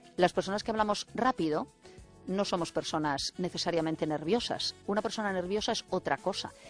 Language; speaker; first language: Spanish; native; Spanish